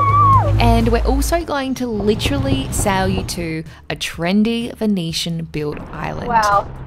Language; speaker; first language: English; native; English